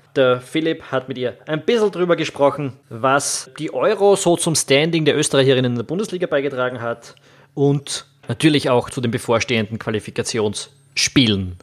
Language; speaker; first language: German; native; German